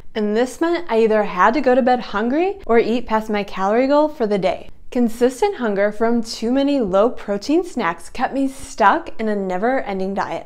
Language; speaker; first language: English; native; English